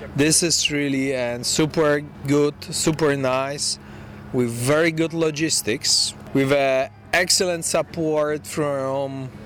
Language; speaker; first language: English; non-native, fluent; Polish